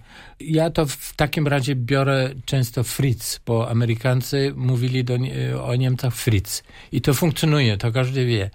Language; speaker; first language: Polish; non-native, fluent; German